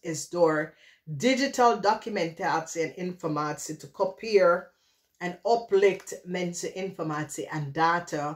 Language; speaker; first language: Dutch; non-native, fluent; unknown